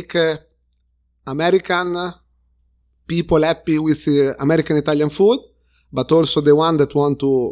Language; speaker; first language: English; non-native, fluent; Italian